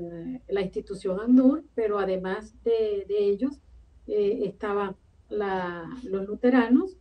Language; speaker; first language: Spanish; native; Spanish